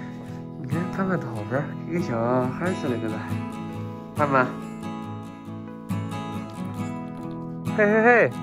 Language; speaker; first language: Chinese; native; Chinese